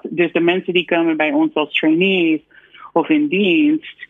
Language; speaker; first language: Dutch; non-native, fluent; English